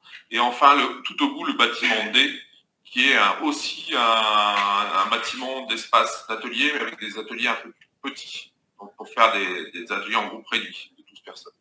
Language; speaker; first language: French; native; French